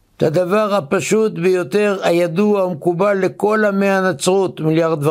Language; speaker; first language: Hebrew; native; Hebrew